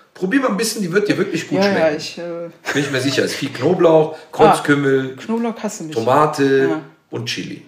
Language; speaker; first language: German; native; German